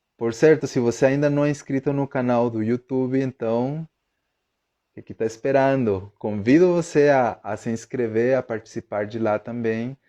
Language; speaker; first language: Portuguese; non-native, fluent; Spanish